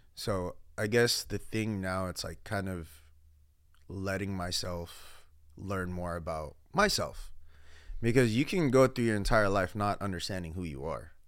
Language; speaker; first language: English; early bilingual, other home language; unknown